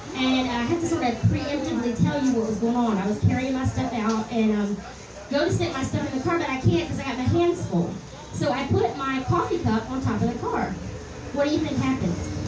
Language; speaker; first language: English; native; English